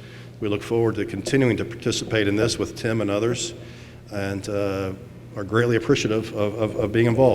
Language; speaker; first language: English; native; English